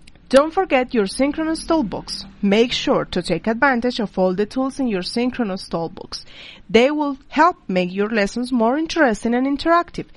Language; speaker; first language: English; non-native, fluent; Spanish